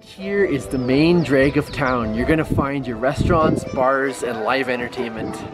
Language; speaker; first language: English; native; English